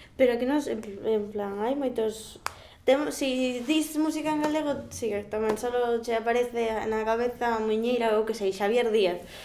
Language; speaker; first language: Galician; non-native, local second language; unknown